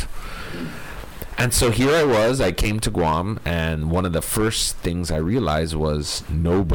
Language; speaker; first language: English; early bilingual, other home language; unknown